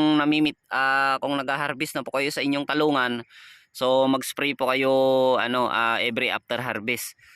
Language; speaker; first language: Filipino; non-native, local second language; Kinaray-a